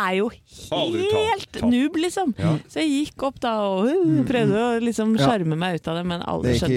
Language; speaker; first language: Norwegian; native; Norwegian